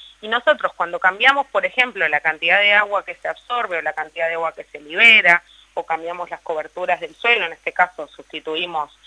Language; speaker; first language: Spanish; native; Spanish